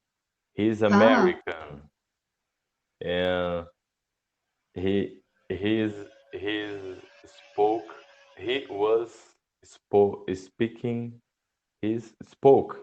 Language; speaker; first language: English; non-native, learner; Portuguese